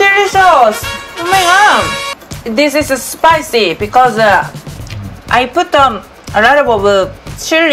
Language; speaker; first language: English; non-native, learner; Korean